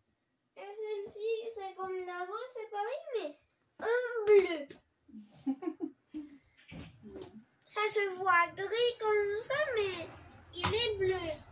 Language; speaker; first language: French; early bilingual, other home language; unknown